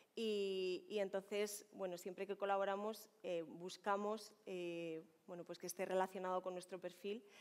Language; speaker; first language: Spanish; native; Spanish